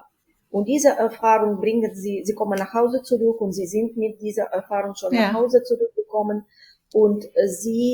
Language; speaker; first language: German; non-native, fluent; Ukrainian